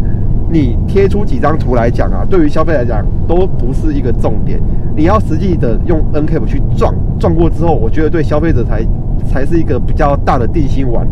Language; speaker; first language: Chinese; native; Chinese